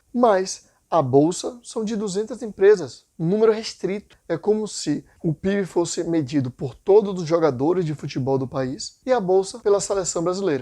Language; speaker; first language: Portuguese; native; Portuguese